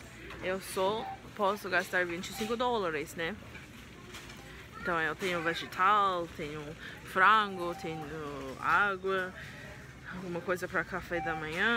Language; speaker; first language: Portuguese; non-native, learner; English